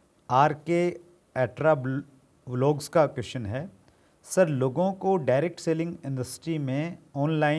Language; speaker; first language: Hindi; native; Hindi